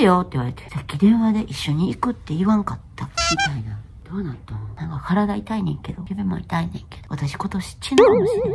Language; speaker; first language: Japanese; native; Japanese